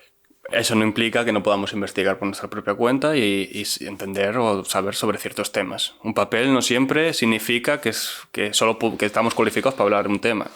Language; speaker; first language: Spanish; native; Spanish